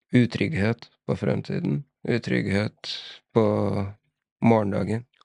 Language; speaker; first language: Norwegian; early bilingual, other home language; Arabic